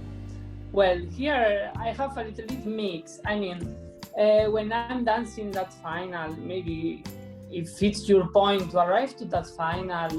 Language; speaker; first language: English; non-native, fluent; Spanish